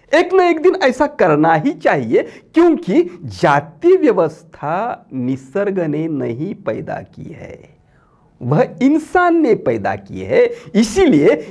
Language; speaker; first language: Hindi; non-native, local second language; Marathi